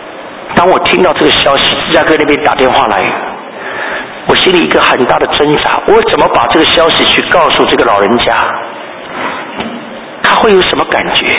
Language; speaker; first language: Chinese; native; Chinese